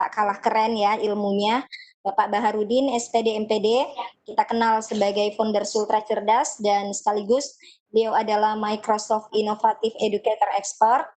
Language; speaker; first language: Indonesian; native; Indonesian